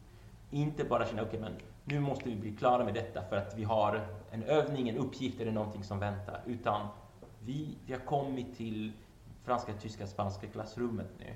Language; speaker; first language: Swedish; non-native, fluent; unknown